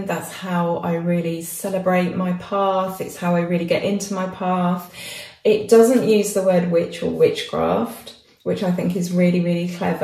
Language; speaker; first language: English; native; English